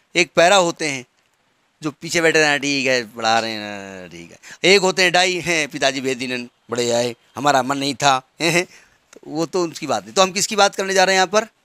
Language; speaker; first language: Hindi; native; Hindi